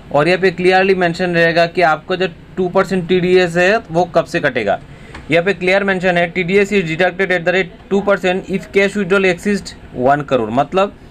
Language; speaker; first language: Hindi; non-native, local second language; Bangla